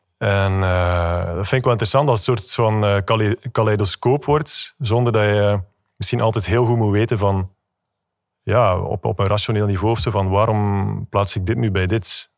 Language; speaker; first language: Dutch; native; Dutch